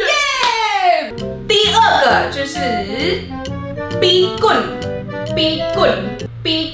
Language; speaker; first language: Chinese; non-native, fluent; Indonesian